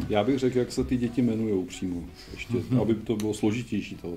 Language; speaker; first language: Czech; native; Czech